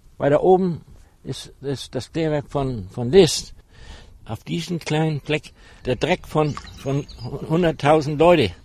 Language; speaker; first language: German; native; German